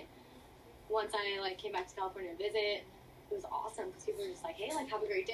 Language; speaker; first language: English; native; English